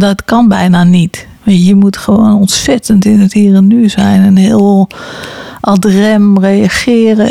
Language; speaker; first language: Dutch; native; Dutch